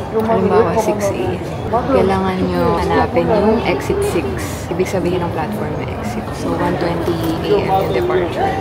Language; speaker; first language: Filipino; native; Filipino